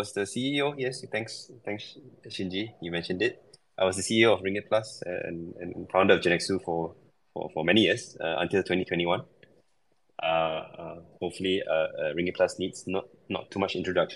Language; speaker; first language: English; non-native, local second language; Chinese